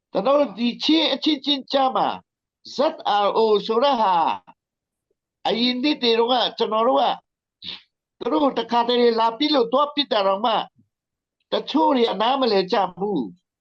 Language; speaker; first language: Burmese; non-native, local second language; Tedim Chin